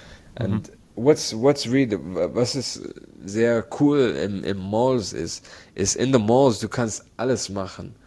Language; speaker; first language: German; non-native, learner; Arabic